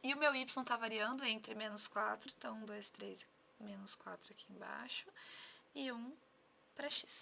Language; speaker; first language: Portuguese; native; Portuguese